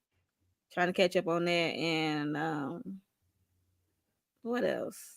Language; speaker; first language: English; native; English